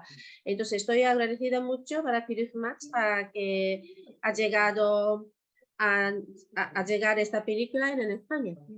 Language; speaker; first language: Spanish; non-native, learner; Japanese